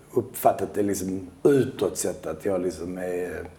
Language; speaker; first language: Swedish; early bilingual, other home language; Albanian